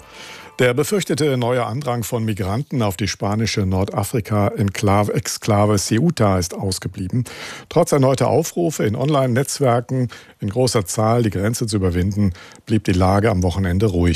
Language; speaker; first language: German; native; German